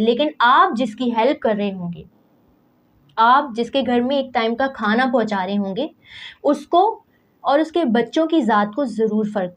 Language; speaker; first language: Urdu; native; Urdu